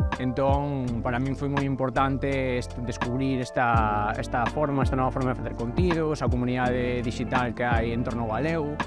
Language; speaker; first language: Galician; non-native, local second language; Spanish